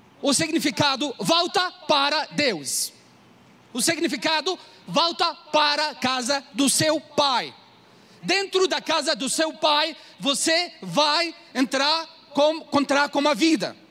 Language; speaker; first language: Portuguese; non-native, learner; Arabic